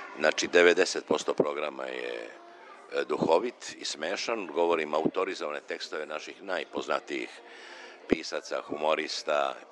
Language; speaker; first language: Serbian; non-native, local second language; Macedonian